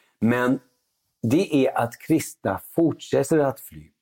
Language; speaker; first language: Swedish; early bilingual, other home language; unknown